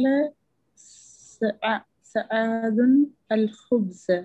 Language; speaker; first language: Arabic; non-native, learner; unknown